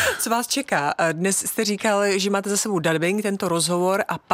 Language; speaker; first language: Czech; native; Czech